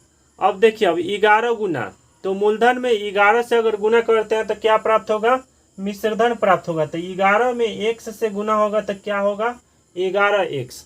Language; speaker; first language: Hindi; native; Hindi